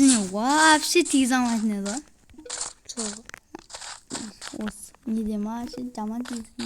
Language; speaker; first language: Kazakh; native; Kazakh